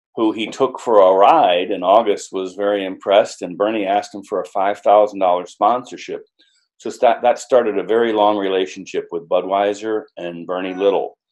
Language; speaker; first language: English; native; English